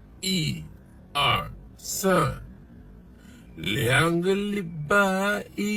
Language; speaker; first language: Chinese; non-native, learner; English